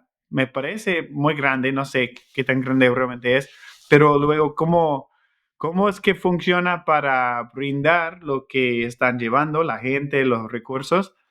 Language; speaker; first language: Spanish; non-native, fluent; English